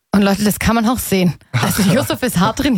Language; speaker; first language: German; native; German